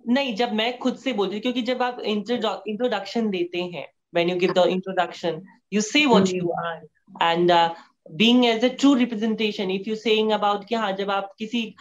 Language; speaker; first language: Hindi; native; Hindi